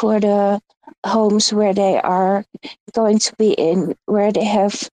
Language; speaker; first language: English; non-native, learner; Dutch